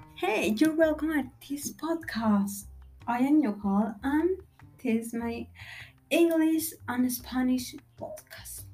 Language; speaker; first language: English; non-native, learner; Spanish